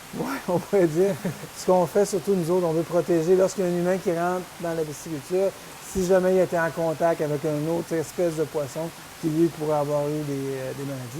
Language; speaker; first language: French; native; French